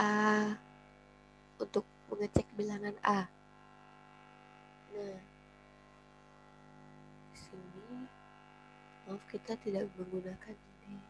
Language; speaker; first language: Indonesian; native; Indonesian